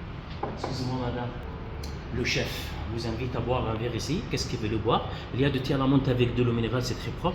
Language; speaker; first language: French; non-native, local second language; Arabic